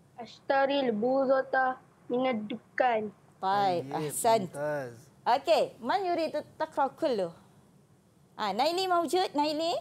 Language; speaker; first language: Arabic; non-native, fluent; Malay